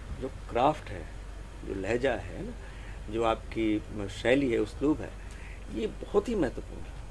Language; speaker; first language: Hindi; native; Hindi